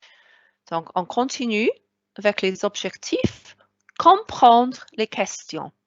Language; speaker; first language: French; non-native, fluent; Welsh